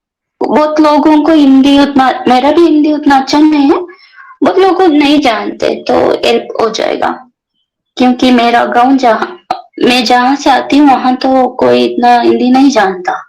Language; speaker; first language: Hindi; non-native, local second language; Kannada